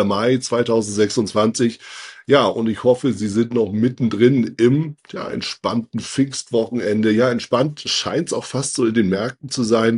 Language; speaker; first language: German; native; German